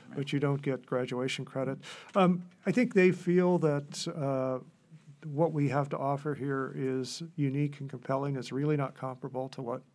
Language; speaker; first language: English; native; English